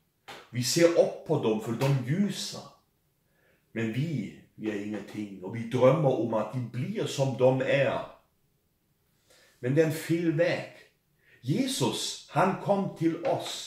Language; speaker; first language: Swedish; non-native, fluent; German